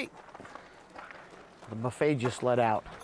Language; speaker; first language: English; native; English